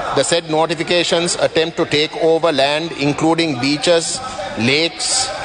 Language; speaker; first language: English; non-native, local second language; Tamil